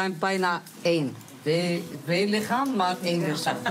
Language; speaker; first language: Dutch; non-native, learner; Arabic